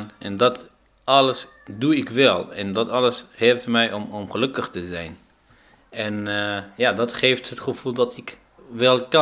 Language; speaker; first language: Dutch; non-native, fluent; Arabic